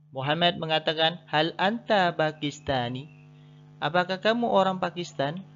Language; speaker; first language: Indonesian; native; Indonesian